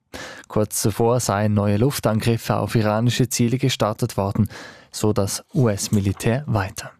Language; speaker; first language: German; native; German